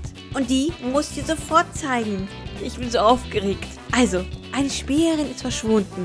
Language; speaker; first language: German; native; German